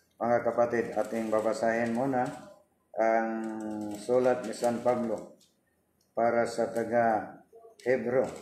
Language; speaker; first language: Filipino; non-native, local second language; Cebuano